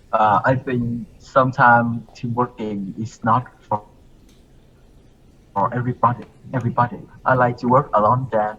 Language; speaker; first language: English; non-native, learner; Vietnamese